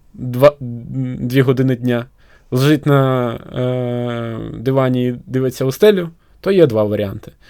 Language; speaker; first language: Ukrainian; non-native, local second language; Russian